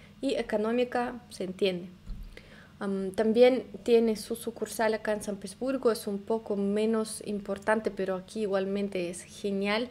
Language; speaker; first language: Spanish; non-native, fluent; Russian